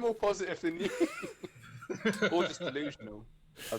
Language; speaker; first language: English; native; English